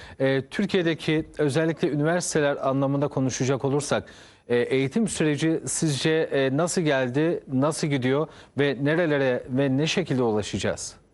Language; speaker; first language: Turkish; native; Turkish